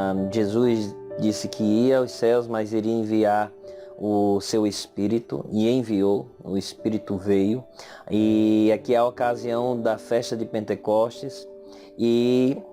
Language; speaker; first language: Portuguese; native; Portuguese